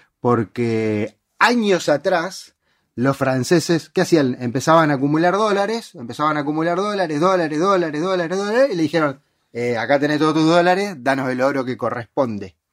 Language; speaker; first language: Spanish; native; Spanish